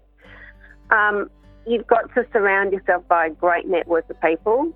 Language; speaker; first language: English; native; English